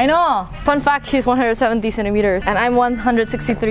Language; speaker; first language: English; non-native, local second language; Indonesian